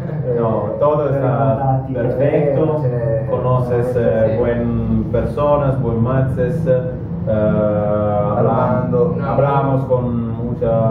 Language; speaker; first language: Spanish; non-native, learner; Italian